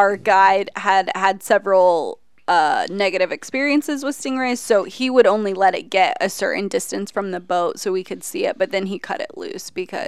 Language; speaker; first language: English; native; English